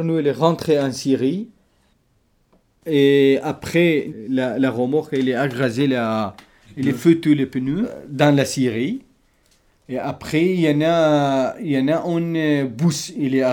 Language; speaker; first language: French; non-native, learner; Kurdish